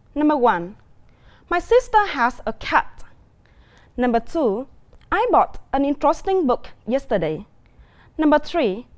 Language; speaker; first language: English; non-native, fluent; Vietnamese